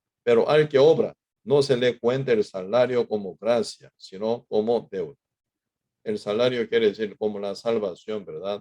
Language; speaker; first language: Spanish; non-native, fluent; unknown